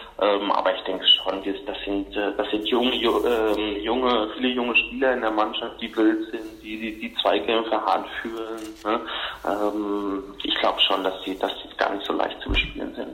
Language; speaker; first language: German; native; German